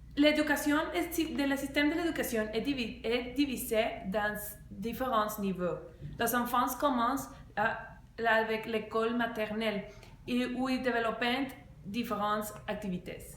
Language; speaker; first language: French; non-native, learner; Spanish